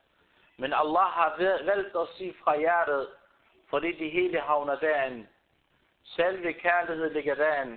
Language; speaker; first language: Danish; non-native, fluent; Arabic